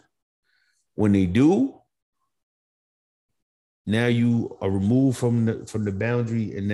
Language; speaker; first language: English; native; English